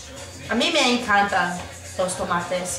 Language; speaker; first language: Spanish; non-native, learner; English